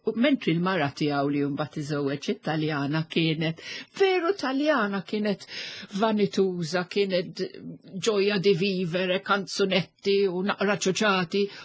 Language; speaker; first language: Maltese; non-native, local second language; English